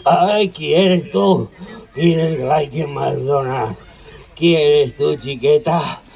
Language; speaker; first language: Spanish; non-native, local second language; Catalan